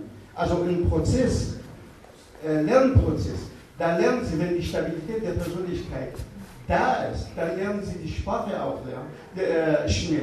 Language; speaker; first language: German; non-native, fluent; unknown